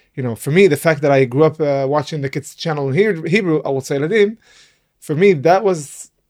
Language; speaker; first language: English; non-native, fluent; Arabic